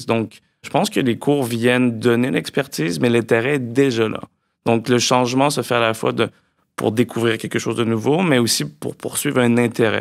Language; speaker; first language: French; native; French